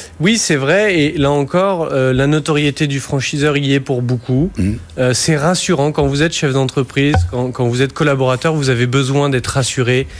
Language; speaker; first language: French; native; French